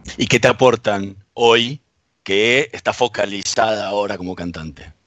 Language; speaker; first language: Spanish; native; Spanish